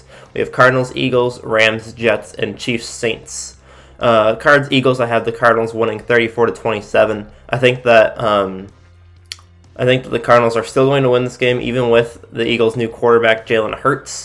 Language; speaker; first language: English; native; English